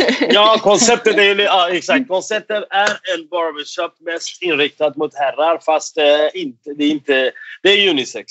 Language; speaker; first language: Swedish; non-native, fluent; Persian